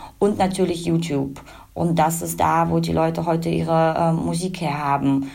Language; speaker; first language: German; early bilingual, other home language; Russian